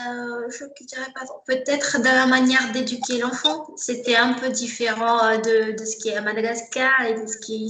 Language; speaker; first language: French; non-native, local second language; Malagasy